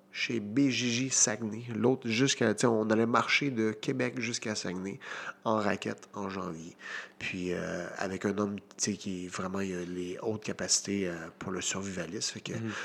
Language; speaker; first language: French; native; French